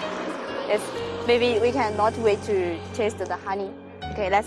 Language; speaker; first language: English; non-native, learner; Chinese